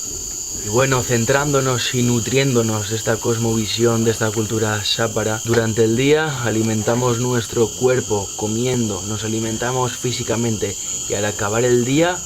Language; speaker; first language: Spanish; native; Spanish